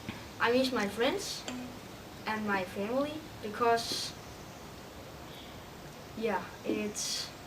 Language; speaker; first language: English; non-native, learner; Danish